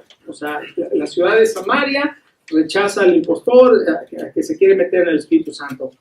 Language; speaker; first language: Spanish; native; Spanish